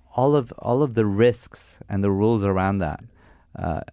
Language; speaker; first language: English; non-native, fluent; Armenian